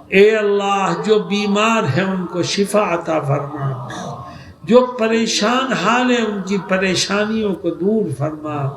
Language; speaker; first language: Urdu; native; Urdu